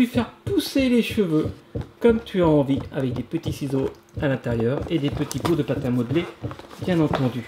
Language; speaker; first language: French; native; French